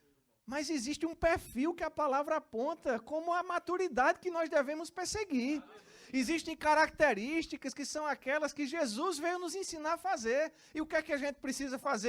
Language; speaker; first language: Portuguese; native; Portuguese